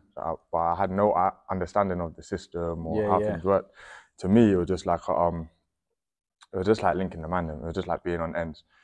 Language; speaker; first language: English; native; English